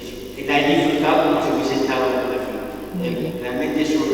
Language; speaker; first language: Spanish; native; Spanish